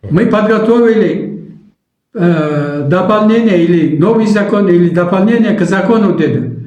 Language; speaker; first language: Russian; non-native, local second language; Kazakh